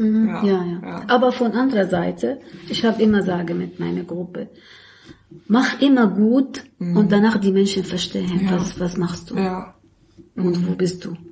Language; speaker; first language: German; non-native, learner; Arabic